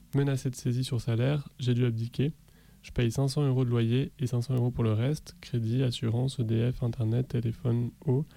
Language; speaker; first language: French; native; French